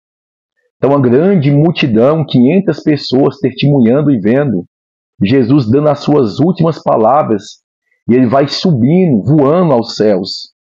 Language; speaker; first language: Portuguese; native; Portuguese